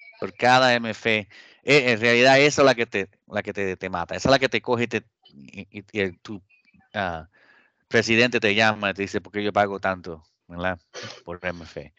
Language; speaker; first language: Spanish; early bilingual, heritage; Spanish